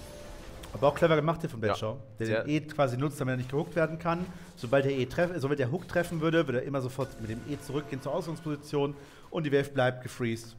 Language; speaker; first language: German; native; German